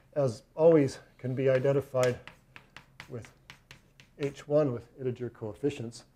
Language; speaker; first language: English; native; English